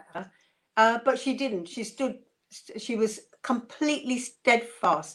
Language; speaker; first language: English; non-native, local second language; Punjabi